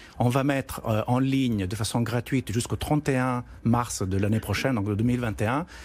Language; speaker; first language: French; non-native, fluent; Italian